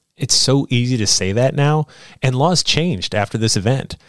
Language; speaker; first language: English; native; English